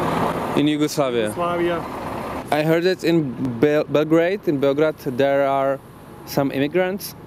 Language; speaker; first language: English; non-native, fluent; Czech